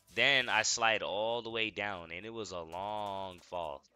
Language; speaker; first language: English; native; English